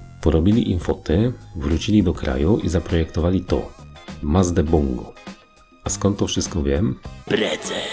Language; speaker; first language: Polish; native; Polish